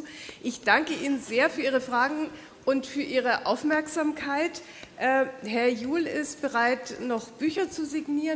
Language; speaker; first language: German; native; German